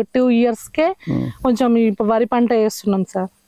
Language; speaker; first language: Telugu; native; Telugu